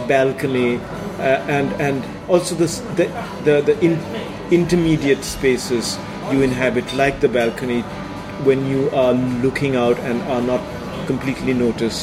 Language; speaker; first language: English; non-native, local second language; Bangla